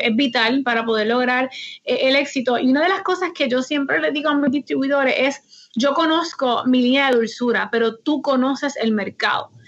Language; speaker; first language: Spanish; native; Spanish